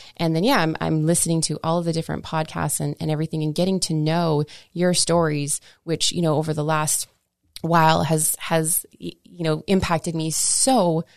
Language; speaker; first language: English; native; English